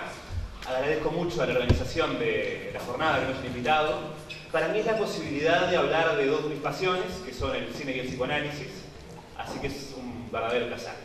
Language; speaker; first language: Spanish; native; Spanish